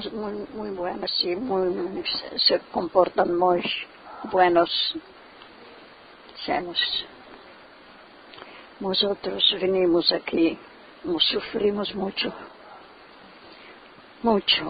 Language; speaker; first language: Spanish; early bilingual, heritage; Ladino